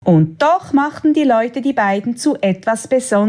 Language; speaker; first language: German; native; German